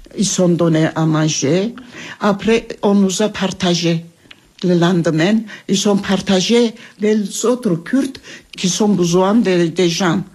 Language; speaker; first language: French; non-native, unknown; Armenian